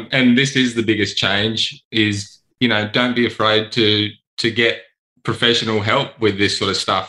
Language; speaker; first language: English; native; English